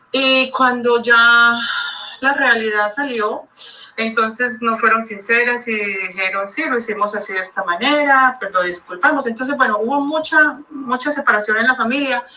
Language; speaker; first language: Spanish; native; Spanish